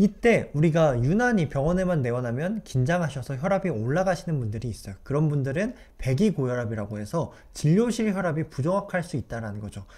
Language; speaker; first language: Korean; native; Korean